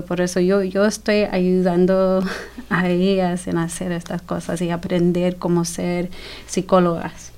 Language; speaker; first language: Spanish; early bilingual, heritage; Spanish